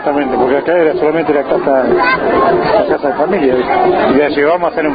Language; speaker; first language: Spanish; native; Spanish